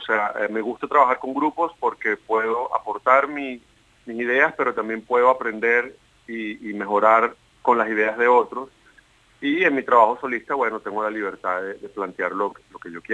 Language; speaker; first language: Spanish; native; Spanish